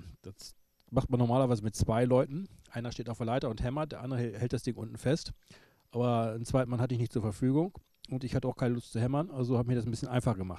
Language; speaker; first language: German; native; German